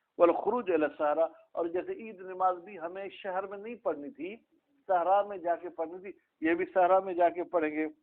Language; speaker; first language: Urdu; non-native, local second language; Sindhi